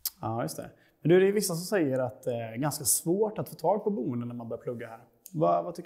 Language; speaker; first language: Swedish; native; Swedish